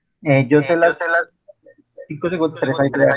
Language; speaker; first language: Spanish; native; Spanish